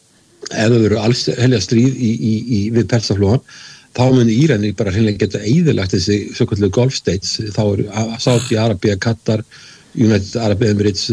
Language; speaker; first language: Icelandic; native; Icelandic